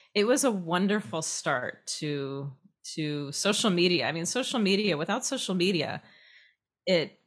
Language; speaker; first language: English; native; English